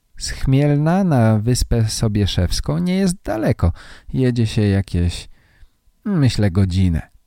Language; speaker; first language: Polish; native; Polish